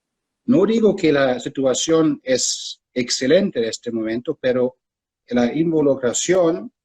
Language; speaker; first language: Spanish; non-native, fluent; German